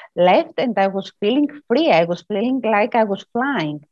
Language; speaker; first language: English; non-native, fluent; Greek